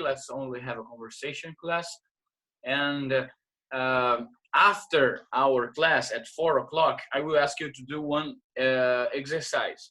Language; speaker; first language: English; non-native, fluent; Portuguese